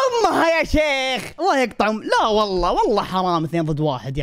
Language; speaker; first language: Arabic; native; Arabic